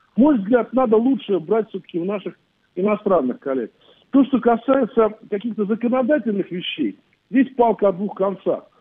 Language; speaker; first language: Russian; native; Russian